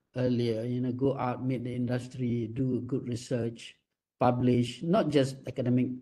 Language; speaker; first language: English; non-native, local second language; Malay